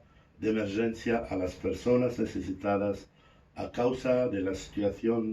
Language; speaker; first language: Catalan; non-native, fluent; Arabic